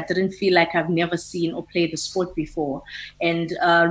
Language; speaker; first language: English; non-native, local second language; Xhosa